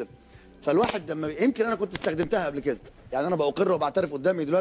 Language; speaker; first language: Arabic; native; Arabic